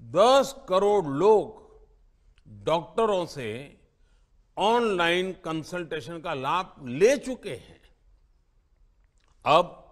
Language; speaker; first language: Hindi; non-native, local second language; Gujarati